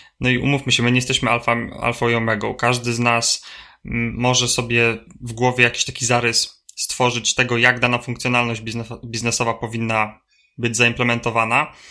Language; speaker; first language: Polish; native; Polish